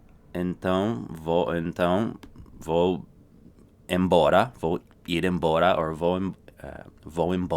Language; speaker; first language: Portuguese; non-native, fluent; English